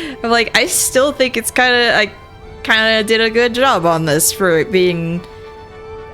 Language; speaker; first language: English; native; English